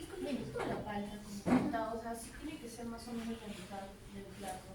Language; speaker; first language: Spanish; native; Spanish